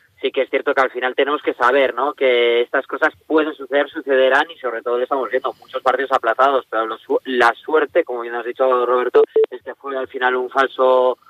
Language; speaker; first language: Spanish; native; Spanish